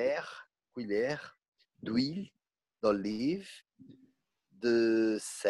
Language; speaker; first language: French; non-native, learner; Portuguese